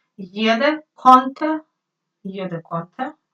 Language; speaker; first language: German; non-native, learner; Ukrainian